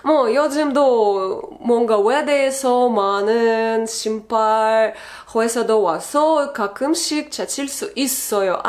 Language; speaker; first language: Korean; non-native, learner; Russian